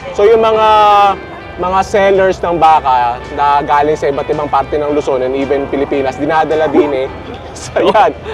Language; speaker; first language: Filipino; native; Filipino